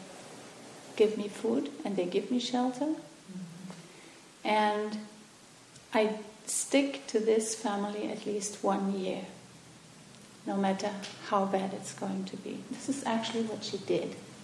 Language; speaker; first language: English; non-native, fluent; German